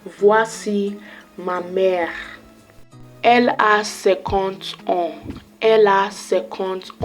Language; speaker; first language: French; non-native, learner; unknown